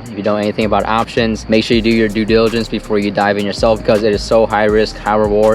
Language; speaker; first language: English; native; English